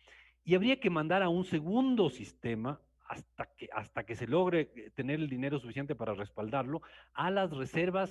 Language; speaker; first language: Spanish; native; Spanish